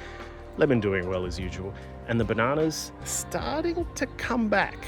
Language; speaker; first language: English; native; English